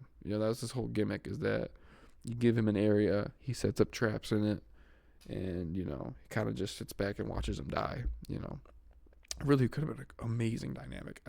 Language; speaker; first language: English; native; English